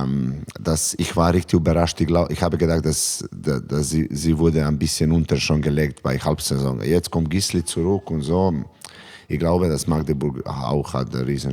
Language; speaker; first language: German; non-native, learner; Serbian